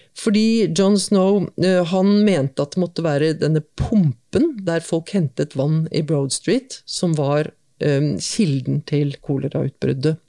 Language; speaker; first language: Norwegian; native; Norwegian